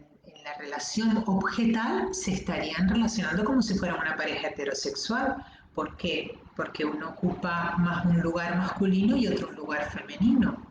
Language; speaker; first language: Spanish; native; Spanish